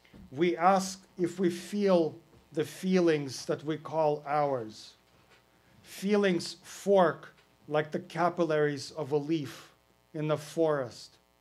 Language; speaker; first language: English; early bilingual, other home language; Russian